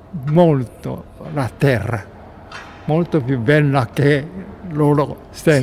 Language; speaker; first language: Italian; non-native, learner; Japanese